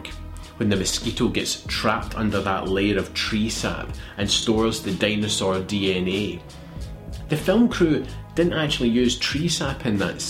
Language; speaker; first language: English; native; English